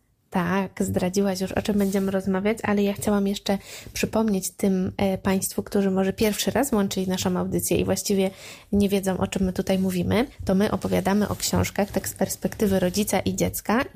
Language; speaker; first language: Polish; native; Polish